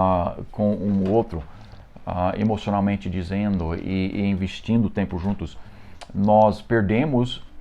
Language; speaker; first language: Portuguese; non-native, fluent; English